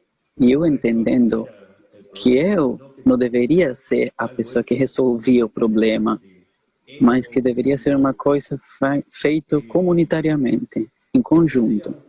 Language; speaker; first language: Portuguese; non-native, fluent; Spanish